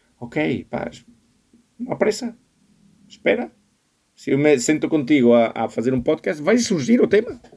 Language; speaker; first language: Portuguese; non-native, fluent; Spanish